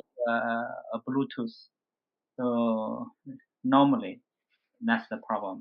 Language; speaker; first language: English; non-native, fluent; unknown